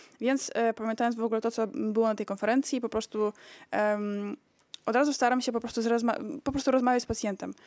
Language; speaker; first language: Polish; early bilingual, heritage; Polish